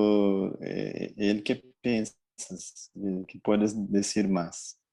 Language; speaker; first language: Spanish; non-native, fluent; Portuguese